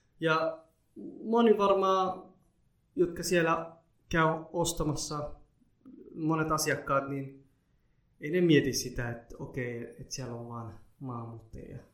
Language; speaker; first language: Finnish; early bilingual, other home language; Somali